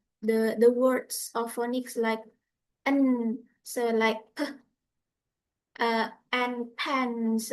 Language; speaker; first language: English; non-native, fluent; Indonesian